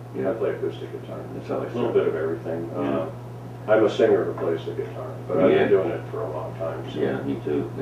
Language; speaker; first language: English; native; English